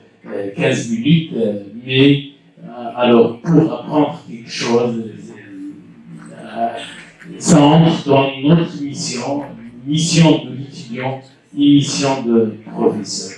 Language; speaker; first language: French; non-native, local second language; Arabic